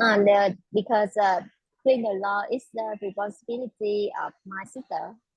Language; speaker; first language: English; non-native, learner; Vietnamese